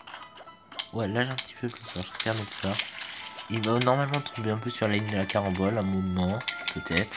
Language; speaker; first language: French; native; French